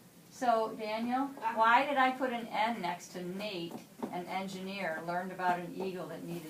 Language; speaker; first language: English; native; English